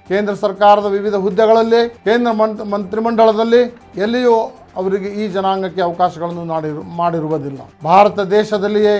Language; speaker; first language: Kannada; non-native, local second language; Lambadi